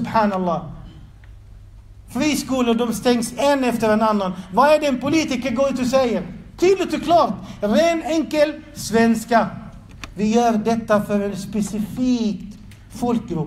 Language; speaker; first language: Swedish; non-native, fluent; Arabic